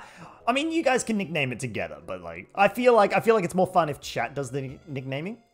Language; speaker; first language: English; native; English